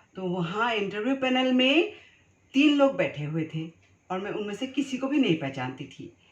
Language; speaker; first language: Hindi; non-native, local second language; Assamese